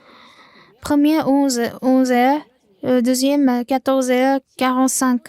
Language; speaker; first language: French; non-native, learner; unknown